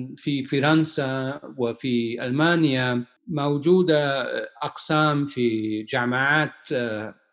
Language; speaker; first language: Arabic; non-native, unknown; Hungarian